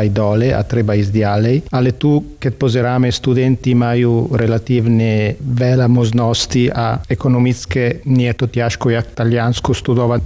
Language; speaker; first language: Slovak; non-native, learner; Italian